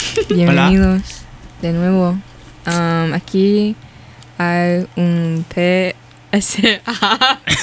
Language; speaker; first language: Spanish; non-native, learner; English